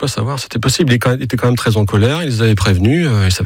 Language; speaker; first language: French; native; French